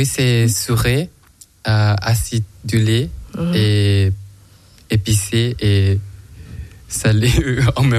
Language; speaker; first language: French; non-native, learner; Thai